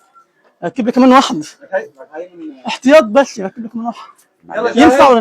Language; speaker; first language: Arabic; native; Arabic